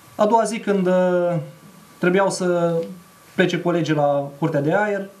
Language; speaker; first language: Romanian; native; Romanian